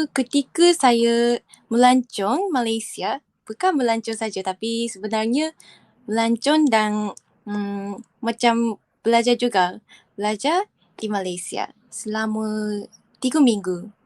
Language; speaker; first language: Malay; non-native, fluent; Japanese